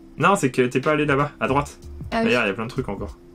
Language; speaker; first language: French; native; French